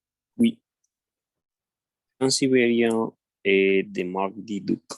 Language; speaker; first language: French; non-native, learner; Spanish